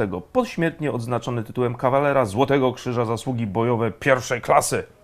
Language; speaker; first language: Polish; native; Polish